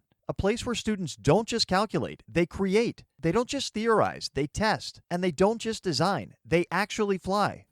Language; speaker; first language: English; native; English